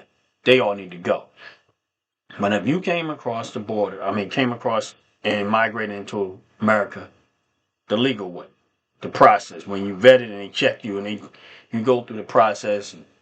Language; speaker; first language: English; native; English